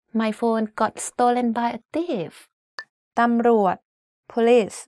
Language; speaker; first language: English; non-native, fluent; Thai